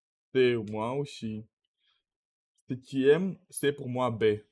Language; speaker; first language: French; non-native, learner; Russian